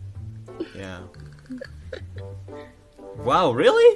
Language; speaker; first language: English; non-native, fluent; Indonesian